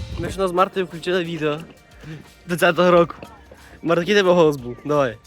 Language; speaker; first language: Polish; non-native, learner; Ukrainian